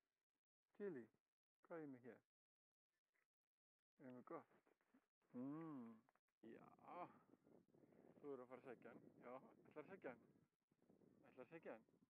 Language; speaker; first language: Icelandic; non-native, learner; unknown